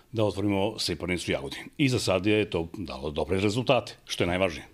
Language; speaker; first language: Serbian; native; Serbian